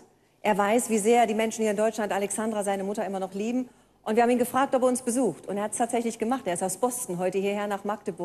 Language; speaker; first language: German; native; German